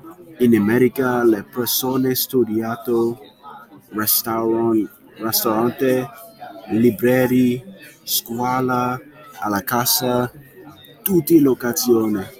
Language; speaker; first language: Italian; non-native, learner; English